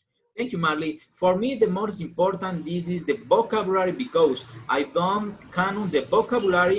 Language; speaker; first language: English; non-native, learner; Spanish